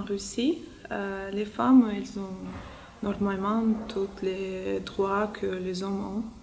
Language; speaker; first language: French; non-native, fluent; Russian